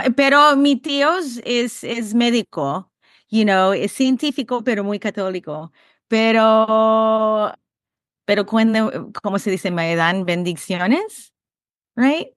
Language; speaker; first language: Spanish; early bilingual, heritage; Spanish